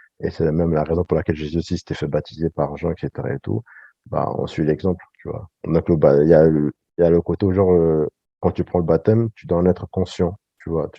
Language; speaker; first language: French; early bilingual, other home language; Sango